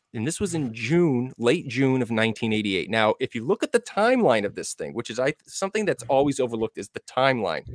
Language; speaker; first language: English; native; English